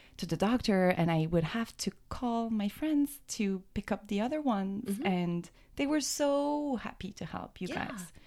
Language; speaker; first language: English; native; English